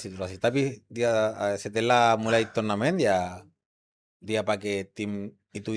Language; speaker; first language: Indonesian; non-native, fluent; Spanish